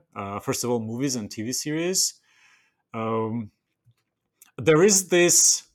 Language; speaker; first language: English; non-native, fluent; Russian